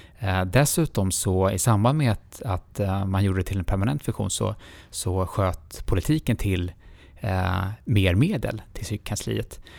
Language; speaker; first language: Swedish; native; Swedish